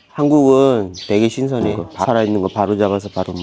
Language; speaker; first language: Korean; native; Korean